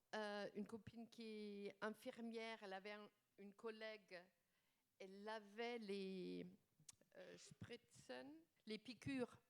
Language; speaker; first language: French; non-native, fluent; German